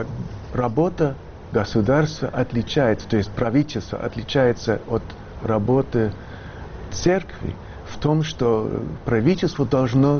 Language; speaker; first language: Russian; non-native, fluent; English